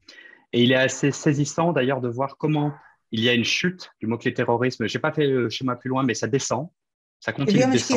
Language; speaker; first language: French; native; French